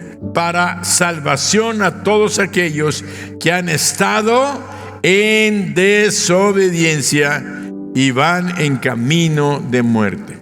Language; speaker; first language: Spanish; native; Spanish